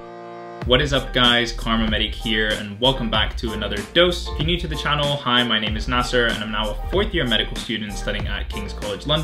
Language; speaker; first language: English; native; English